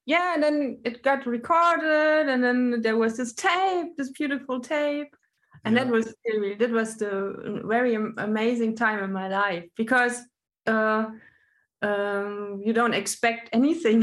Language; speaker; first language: English; non-native, fluent; German